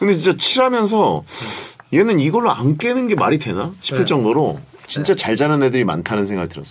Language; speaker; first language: Korean; native; Korean